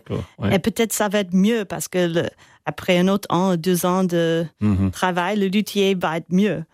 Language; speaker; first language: French; non-native, fluent; English